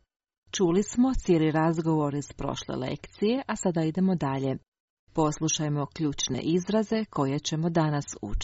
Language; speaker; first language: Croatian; non-native, fluent; Chinese